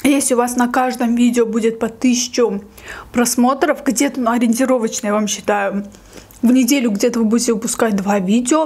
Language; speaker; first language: Russian; native; Russian